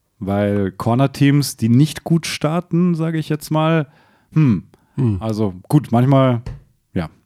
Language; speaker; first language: German; native; German